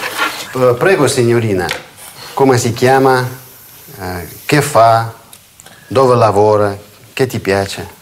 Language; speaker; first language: Italian; non-native, fluent; Russian